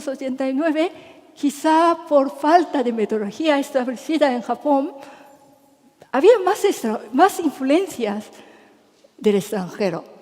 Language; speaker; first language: Spanish; non-native, fluent; Japanese